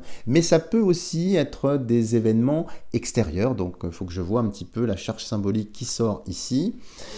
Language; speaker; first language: French; native; French